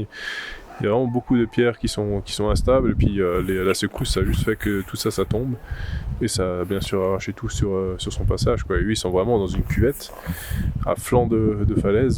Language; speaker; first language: French; native; French